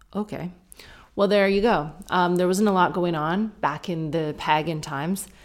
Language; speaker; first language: English; native; English